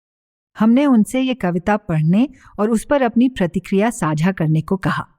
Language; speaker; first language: Hindi; native; Hindi